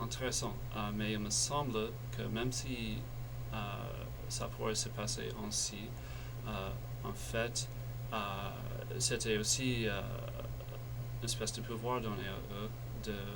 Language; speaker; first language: French; non-native, fluent; English